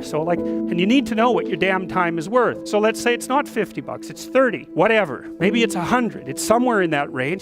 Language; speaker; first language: English; native; English